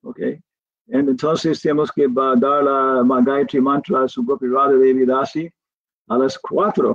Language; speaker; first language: Spanish; non-native, learner; English